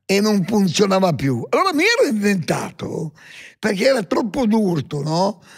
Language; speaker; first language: Italian; native; Italian